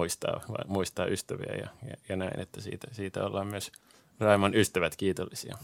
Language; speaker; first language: Finnish; native; Finnish